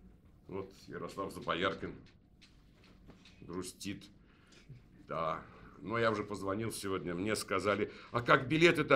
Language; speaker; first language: Russian; native; Russian